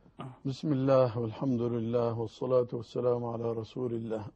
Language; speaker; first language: Arabic; native; Arabic